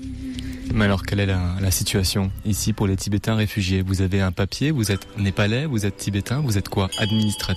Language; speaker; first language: French; native; French